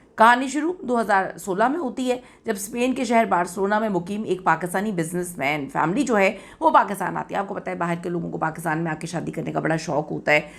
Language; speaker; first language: Urdu; native; Urdu